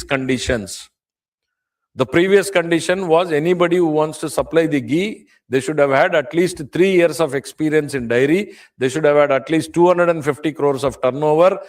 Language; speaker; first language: English; non-native, local second language; Telugu